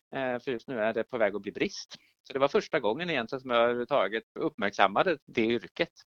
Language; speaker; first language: Swedish; native; Swedish